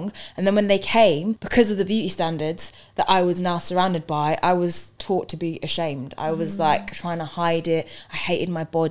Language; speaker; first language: English; native; English